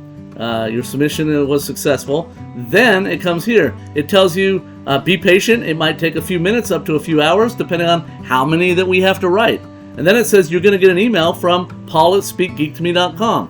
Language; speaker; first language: English; native; English